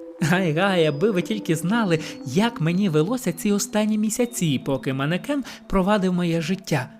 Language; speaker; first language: Ukrainian; native; Ukrainian